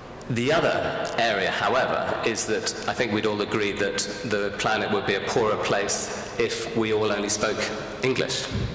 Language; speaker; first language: English; native; English